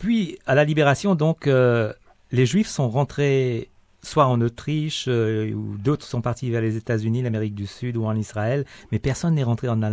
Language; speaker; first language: French; native; French